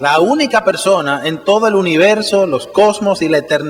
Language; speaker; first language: Spanish; native; Spanish